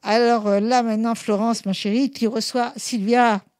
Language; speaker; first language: French; native; French